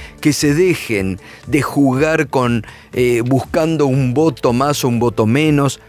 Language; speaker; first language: Spanish; native; Spanish